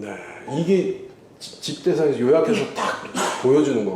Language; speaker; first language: Korean; native; Korean